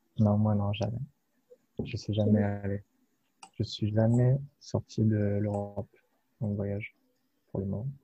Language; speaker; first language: French; native; French